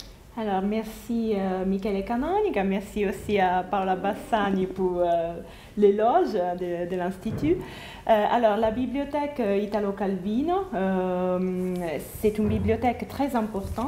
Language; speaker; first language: French; non-native, fluent; Italian